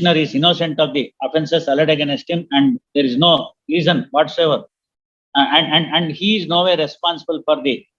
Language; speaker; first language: English; non-native, local second language; Kannada